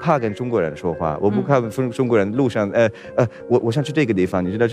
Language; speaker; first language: Chinese; non-native, fluent; Swedish